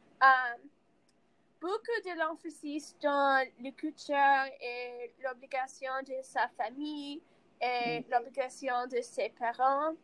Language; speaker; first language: French; non-native, learner; English